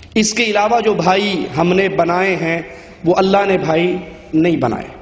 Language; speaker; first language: Urdu; non-native, local second language; Punjabi